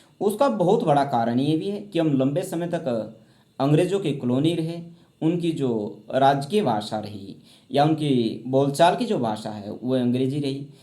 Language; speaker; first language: Hindi; native; Hindi